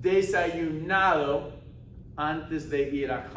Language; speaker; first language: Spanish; non-native, fluent; English